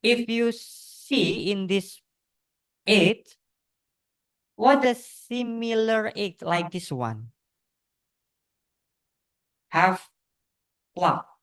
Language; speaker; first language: English; non-native, learner; Indonesian